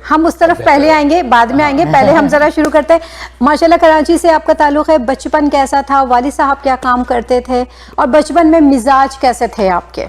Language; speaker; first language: Urdu; native; Urdu